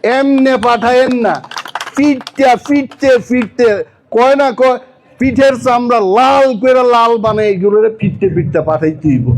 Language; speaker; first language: Bangla; non-native, local second language; Kok Borok